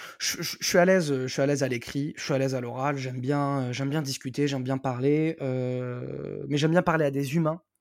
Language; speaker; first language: French; non-native, local second language; Arabic